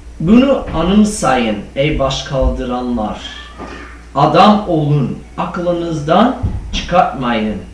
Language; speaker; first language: Turkish; non-native, fluent; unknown